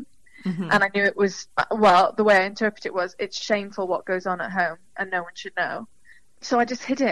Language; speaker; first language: English; native; English